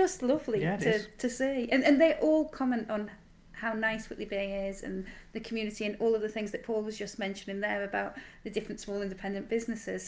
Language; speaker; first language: English; native; English